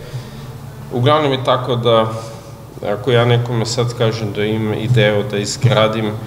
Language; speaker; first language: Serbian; non-native, fluent; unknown